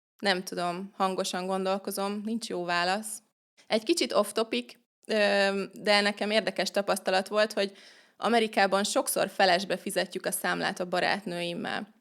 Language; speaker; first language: Hungarian; native; Hungarian